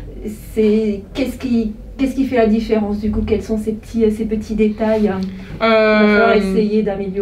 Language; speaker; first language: French; native; French